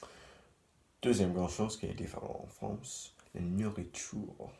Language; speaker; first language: French; non-native, learner; English